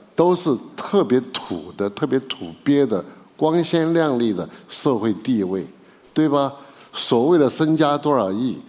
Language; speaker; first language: Chinese; native; Chinese